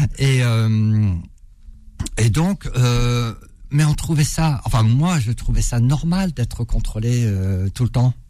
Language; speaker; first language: French; early bilingual, other home language; Arabic